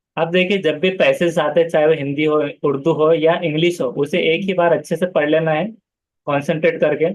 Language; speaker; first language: Hindi; non-native, local second language; Urdu